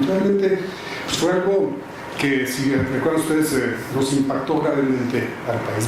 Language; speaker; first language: Spanish; native; Spanish